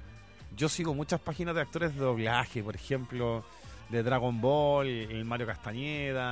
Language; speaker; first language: Spanish; native; Spanish